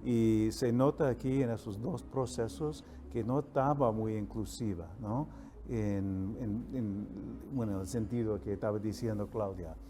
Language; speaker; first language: Spanish; non-native, fluent; English